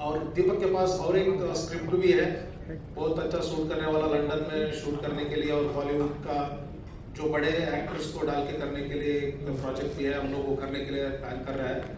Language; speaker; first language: Hindi; non-native, learner; Kannada